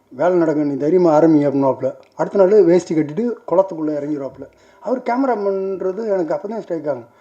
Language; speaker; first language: Tamil; native; Tamil